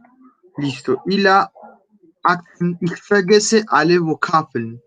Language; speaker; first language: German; non-native, fluent; Spanish